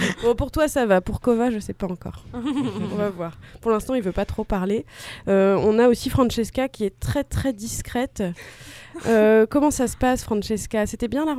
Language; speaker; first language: French; native; French